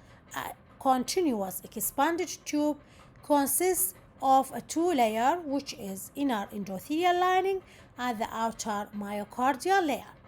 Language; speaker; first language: English; non-native, local second language; Arabic